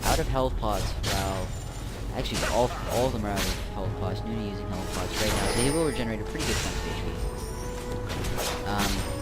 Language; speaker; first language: English; native; English